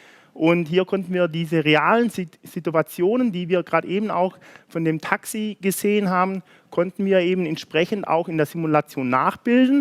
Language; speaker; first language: German; native; German